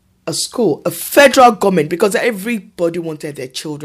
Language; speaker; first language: English; non-native, local second language; Yoruba